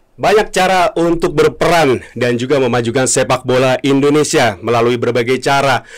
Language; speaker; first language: Indonesian; native; Indonesian